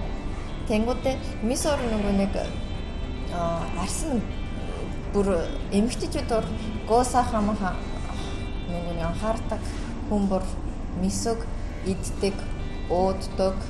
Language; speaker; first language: Mongolian; non-native, learner; Japanese